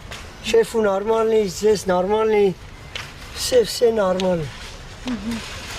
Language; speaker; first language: Russian; non-native, learner; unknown